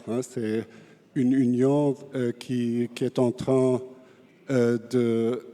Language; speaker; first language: French; non-native, fluent; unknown